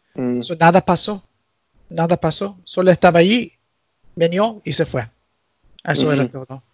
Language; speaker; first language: Spanish; early bilingual, heritage; Spanish